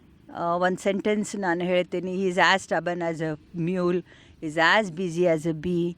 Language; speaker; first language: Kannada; non-native, learner; Konkani